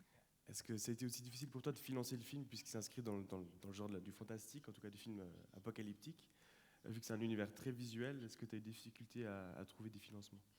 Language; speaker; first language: French; native; French